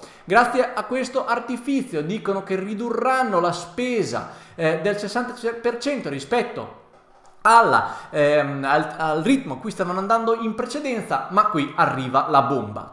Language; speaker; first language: Italian; native; Italian